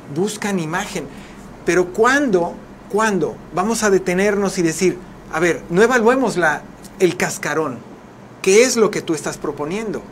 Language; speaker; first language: Spanish; native; Spanish